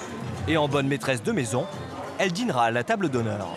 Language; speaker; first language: French; native; French